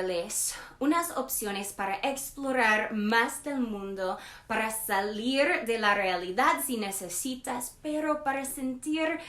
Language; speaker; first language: Spanish; non-native, learner; English